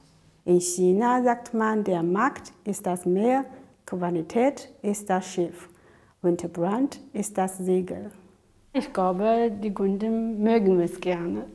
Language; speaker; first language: German; non-native, fluent; Chinese